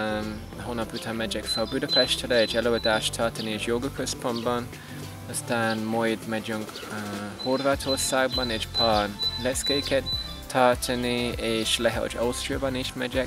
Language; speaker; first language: Hungarian; non-native, fluent; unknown